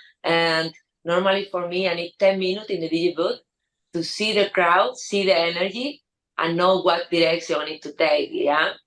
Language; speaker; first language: English; non-native, learner; Spanish